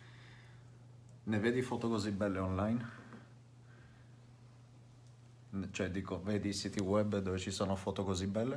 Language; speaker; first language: Italian; native; Italian